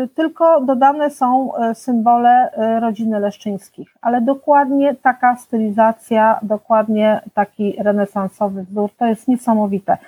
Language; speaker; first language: Polish; native; Polish